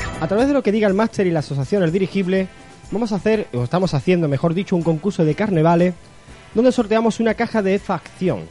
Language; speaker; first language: Spanish; native; Spanish